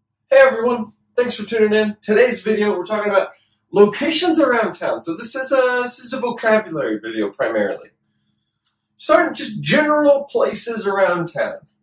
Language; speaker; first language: English; native; English